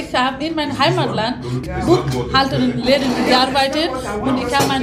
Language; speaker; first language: German; non-native, learner; Nepali